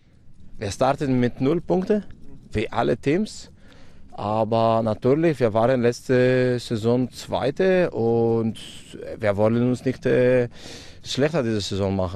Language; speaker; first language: German; non-native, fluent; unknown